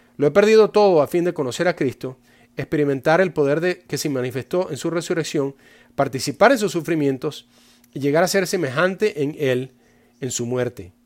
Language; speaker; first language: Spanish; non-native, fluent; English